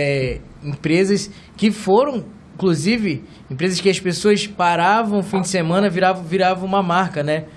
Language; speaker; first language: Portuguese; native; Portuguese